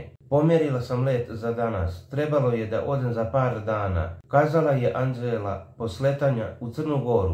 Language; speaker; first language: Serbian; native; Serbian